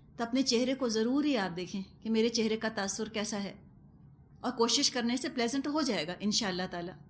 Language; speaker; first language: Urdu; non-native, local second language; Punjabi